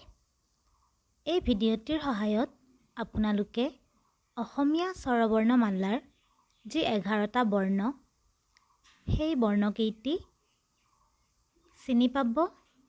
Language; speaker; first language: Assamese; native; Assamese